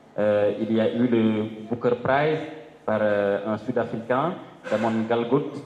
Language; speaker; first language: French; non-native, local second language; Serer